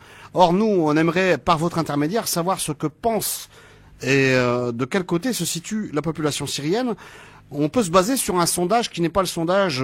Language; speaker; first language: French; native; French